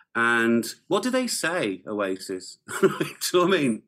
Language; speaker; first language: English; native; English